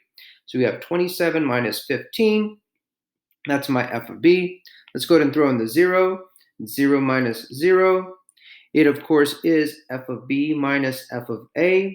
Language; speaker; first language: English; native; English